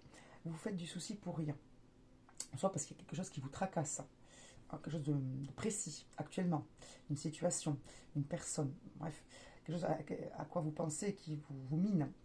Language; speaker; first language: French; native; French